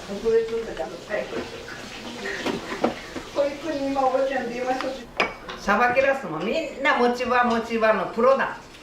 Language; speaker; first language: Japanese; native; Japanese